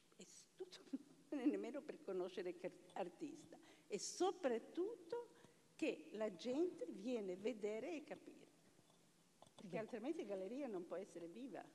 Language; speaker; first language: Italian; non-native, fluent; Croatian